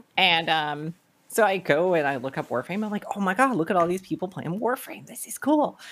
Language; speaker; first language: English; native; English